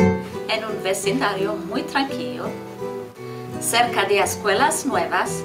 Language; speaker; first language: Spanish; non-native, learner; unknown